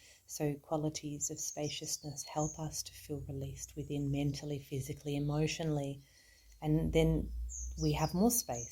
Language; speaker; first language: English; native; English